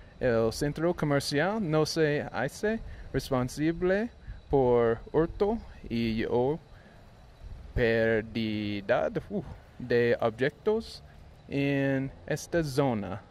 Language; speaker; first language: Spanish; non-native, learner; English